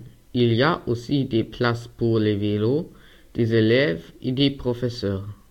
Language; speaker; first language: French; non-native, learner; German